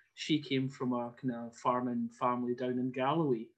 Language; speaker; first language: English; native; English